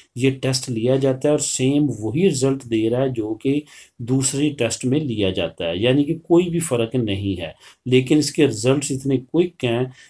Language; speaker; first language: Urdu; native; Urdu